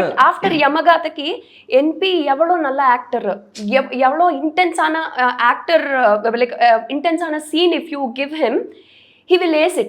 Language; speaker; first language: Tamil; non-native, learner; Telugu